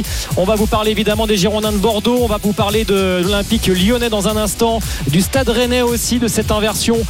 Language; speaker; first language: French; native; French